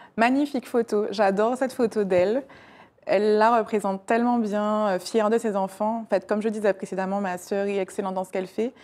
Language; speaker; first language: French; native; French